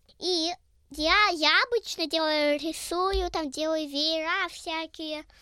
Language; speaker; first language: Russian; early bilingual, heritage; Russian